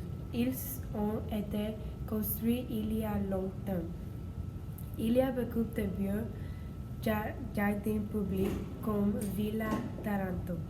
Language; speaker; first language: French; non-native, learner; English